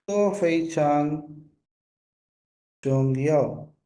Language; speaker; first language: Chinese; non-native, learner; Urdu